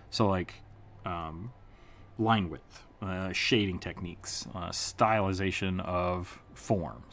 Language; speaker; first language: English; native; English